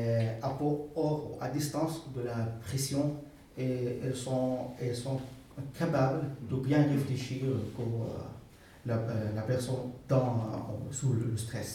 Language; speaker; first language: French; non-native, fluent; Arabic